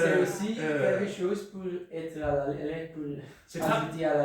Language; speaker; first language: French; non-native, local second language; Dutch